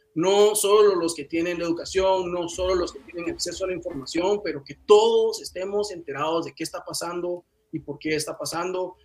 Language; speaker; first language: Spanish; native; Spanish